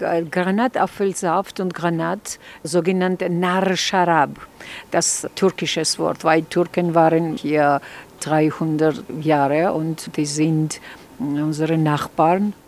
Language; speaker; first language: German; non-native, fluent; Georgian